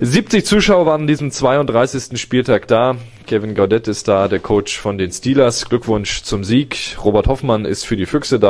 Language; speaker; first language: German; native; German